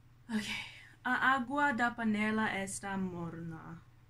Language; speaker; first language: Portuguese; non-native, learner; Norwegian